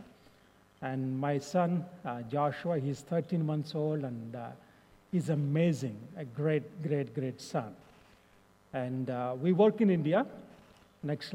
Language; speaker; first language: English; non-native, local second language; Telugu